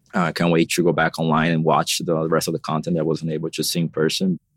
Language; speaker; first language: English; non-native, fluent; Portuguese